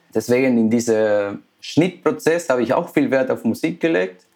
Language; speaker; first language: German; non-native, fluent; Spanish